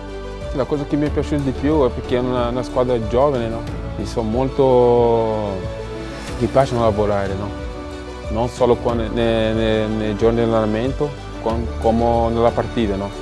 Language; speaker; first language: Italian; non-native, fluent; Portuguese